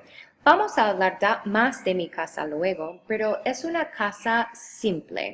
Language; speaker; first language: Spanish; non-native, fluent; English